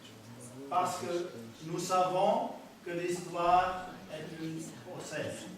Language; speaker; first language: French; non-native, learner; German